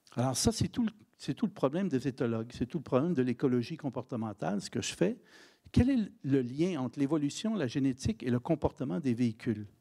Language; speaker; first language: French; native; French